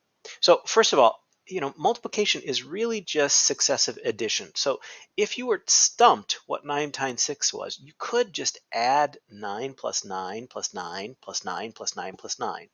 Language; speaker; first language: English; native; English